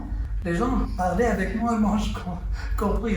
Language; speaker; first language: French; early bilingual, heritage; French